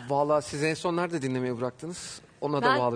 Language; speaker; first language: Turkish; native; Turkish